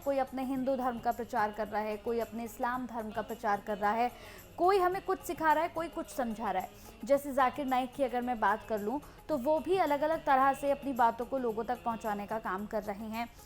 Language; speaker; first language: Hindi; native; Hindi